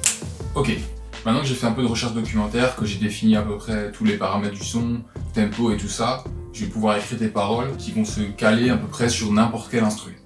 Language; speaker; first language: French; native; French